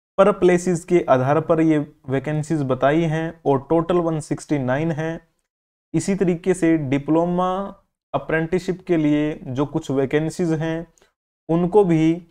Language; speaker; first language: Hindi; native; Hindi